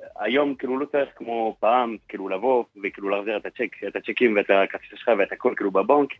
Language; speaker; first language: Hebrew; non-native, fluent; French